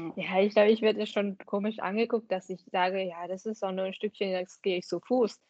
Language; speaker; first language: German; early bilingual, other home language; Vietnamese